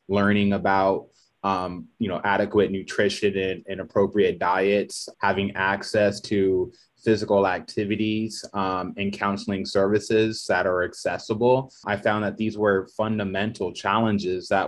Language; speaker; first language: English; native; English